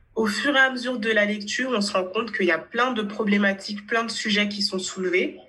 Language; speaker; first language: French; native; French